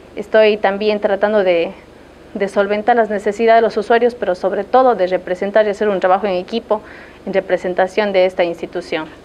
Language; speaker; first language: Spanish; native; Spanish